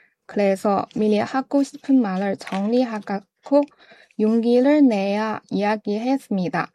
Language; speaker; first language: Korean; non-native, learner; Chinese